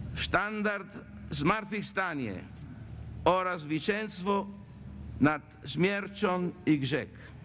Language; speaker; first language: Polish; non-native, fluent; Italian